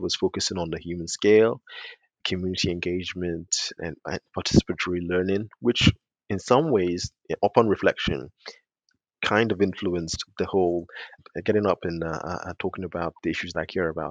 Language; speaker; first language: English; native; English